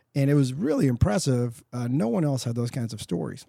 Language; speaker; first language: English; early bilingual, other home language; Spanish